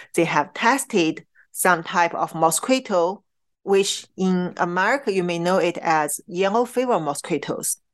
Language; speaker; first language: English; non-native, fluent; Chinese